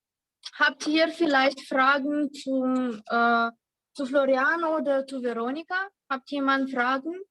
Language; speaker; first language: German; non-native, learner; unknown